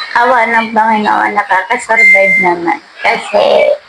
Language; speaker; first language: Filipino; native; Filipino